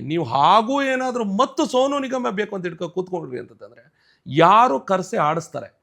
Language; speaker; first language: Kannada; native; Kannada